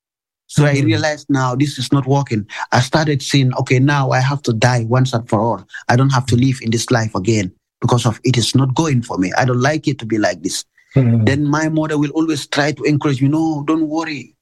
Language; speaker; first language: English; non-native, local second language; Mandingo